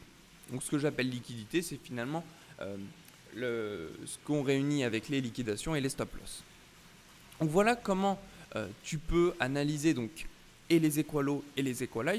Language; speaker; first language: French; native; French